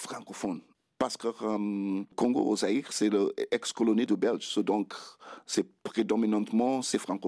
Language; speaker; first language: French; non-native, fluent; Krio